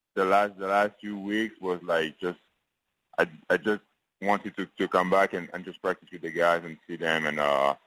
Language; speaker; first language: English; non-native, fluent; French